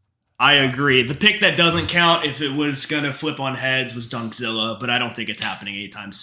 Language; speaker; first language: English; native; English